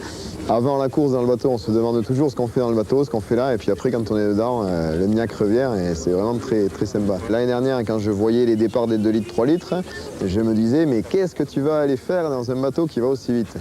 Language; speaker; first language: French; native; French